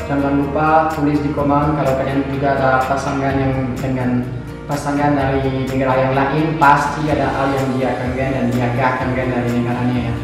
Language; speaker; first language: Indonesian; non-native, fluent; French